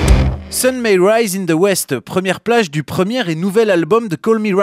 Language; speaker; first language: French; native; French